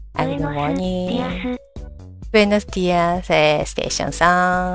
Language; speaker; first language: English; non-native, learner; Japanese